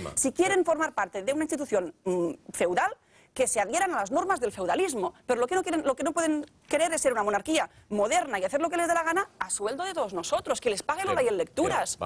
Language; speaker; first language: Spanish; native; Spanish